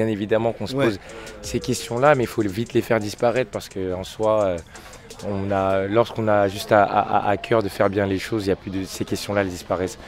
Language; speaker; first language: French; native; French